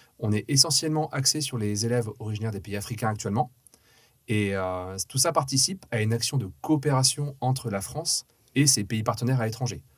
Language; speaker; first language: French; native; French